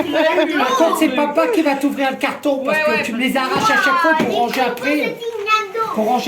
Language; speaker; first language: French; native; French